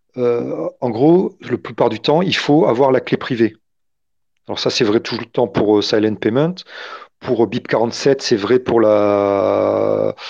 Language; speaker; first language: French; native; French